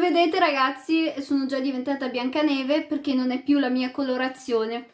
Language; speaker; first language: Italian; early bilingual, other home language; Arabic